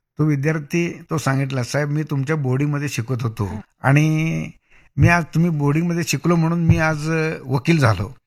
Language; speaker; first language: Marathi; non-native, local second language; Kannada